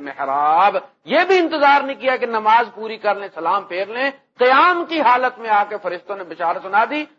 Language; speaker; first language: Urdu; non-native, local second language; Punjabi